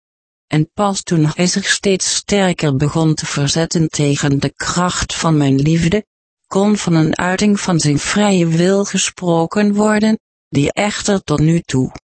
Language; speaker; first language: Dutch; native; Dutch